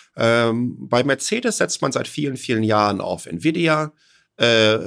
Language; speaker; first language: German; native; German